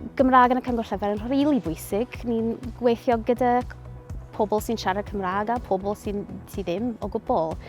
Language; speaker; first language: Welsh; non-native, local second language; English